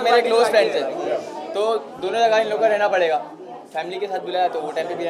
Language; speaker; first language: Hindi; native; Hindi